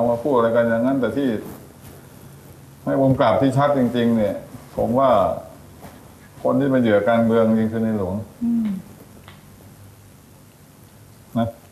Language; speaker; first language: Thai; native; Thai